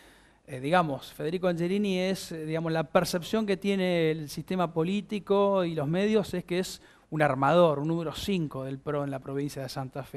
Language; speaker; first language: Spanish; native; Spanish